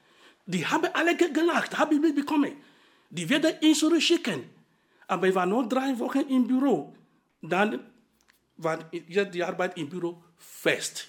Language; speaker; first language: German; non-native, fluent; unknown